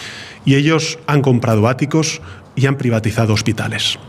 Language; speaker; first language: Spanish; native; Spanish